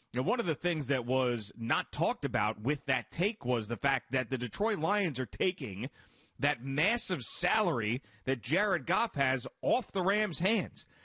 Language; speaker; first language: English; native; English